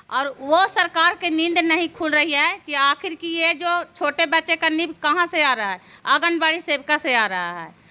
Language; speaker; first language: Hindi; native; Hindi